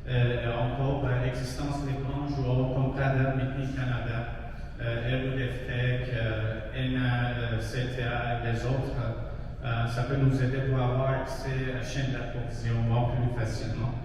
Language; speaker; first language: French; non-native, fluent; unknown